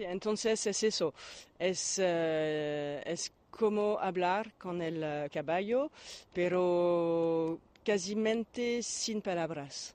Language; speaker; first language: Spanish; non-native, learner; French